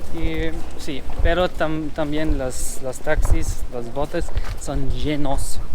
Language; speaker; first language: Spanish; non-native, fluent; German